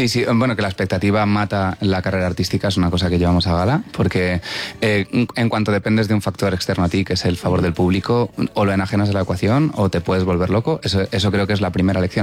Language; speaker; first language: Spanish; native; Spanish